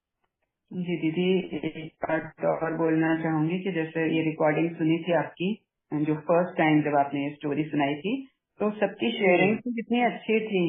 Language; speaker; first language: Hindi; native; Hindi